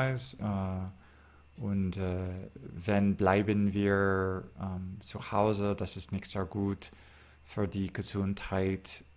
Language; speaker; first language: German; non-native, learner; English